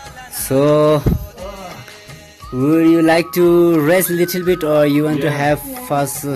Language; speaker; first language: English; non-native, local second language; Ladakhi